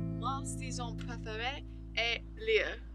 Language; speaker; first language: French; non-native, learner; English